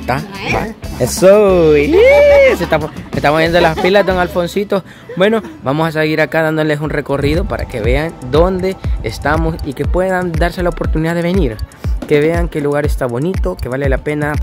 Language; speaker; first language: Spanish; native; Spanish